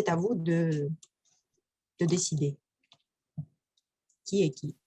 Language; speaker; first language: French; non-native, fluent; Russian